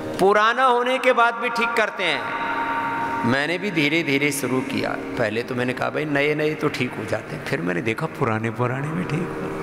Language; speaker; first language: Hindi; native; Hindi